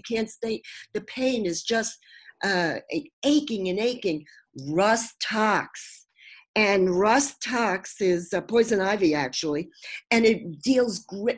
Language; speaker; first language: English; native; English